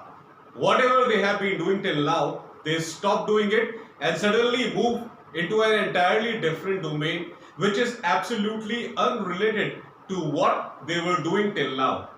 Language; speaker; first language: English; non-native, local second language; Hindi